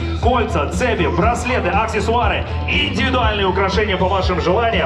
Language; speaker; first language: Russian; native; Russian